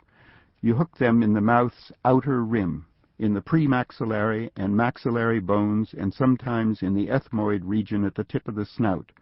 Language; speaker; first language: English; native; English